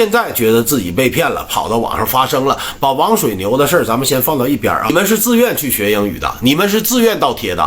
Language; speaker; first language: Chinese; native; Chinese